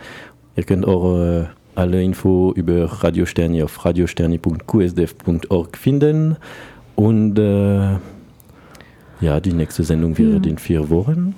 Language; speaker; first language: German; non-native, learner; French